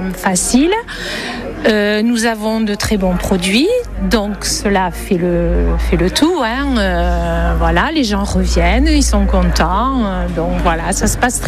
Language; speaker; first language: French; native; French